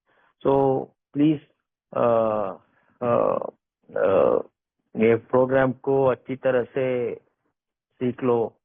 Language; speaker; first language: Hindi; non-native, local second language; Kannada